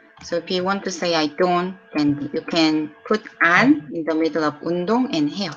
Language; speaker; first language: English; non-native, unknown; Korean